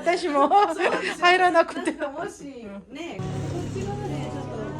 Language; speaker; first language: Japanese; non-native, learner; Korean